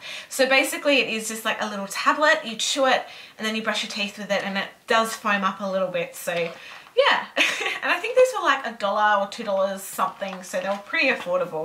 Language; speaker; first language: English; native; English